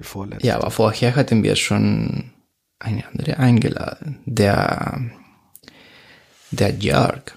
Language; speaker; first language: German; non-native, fluent; Spanish